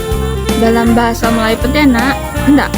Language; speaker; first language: Indonesian; non-native, local second language; Malay